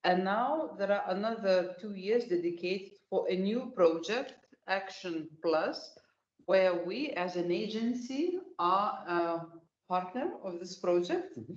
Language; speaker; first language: English; non-native, fluent; Lithuanian